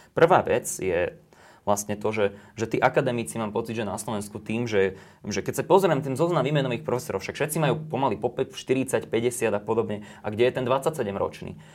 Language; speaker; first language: Slovak; native; Slovak